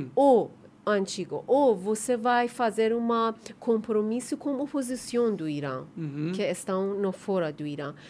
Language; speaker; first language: Portuguese; non-native, fluent; Persian